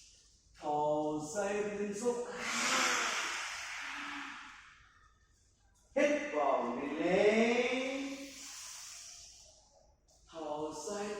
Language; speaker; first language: Vietnamese; non-native, learner; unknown